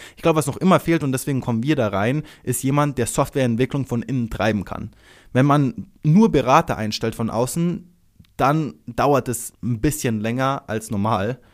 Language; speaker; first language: German; early bilingual, other home language; Croatian